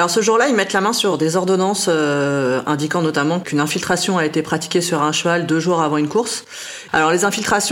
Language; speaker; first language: French; native; French